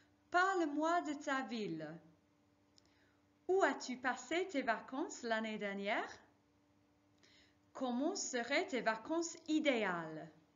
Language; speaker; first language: French; non-native, fluent; English